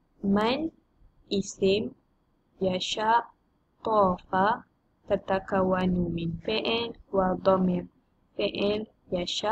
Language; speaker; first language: Arabic; non-native, learner; Malay